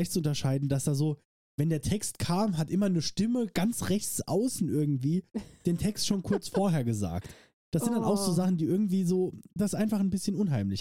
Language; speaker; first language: German; native; German